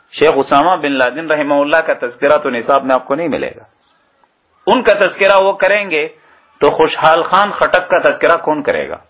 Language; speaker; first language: Urdu; native; Urdu